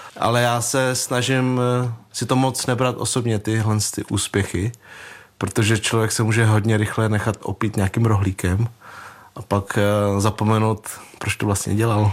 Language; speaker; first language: Czech; early bilingual, other home language; Vietnamese